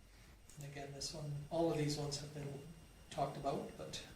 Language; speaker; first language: English; native; English